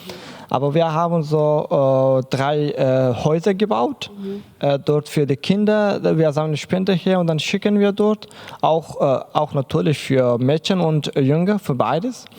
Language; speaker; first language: German; non-native, learner; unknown